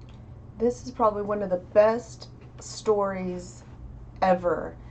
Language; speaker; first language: English; native; English